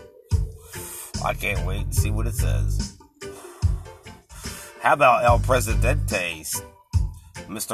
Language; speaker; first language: English; native; English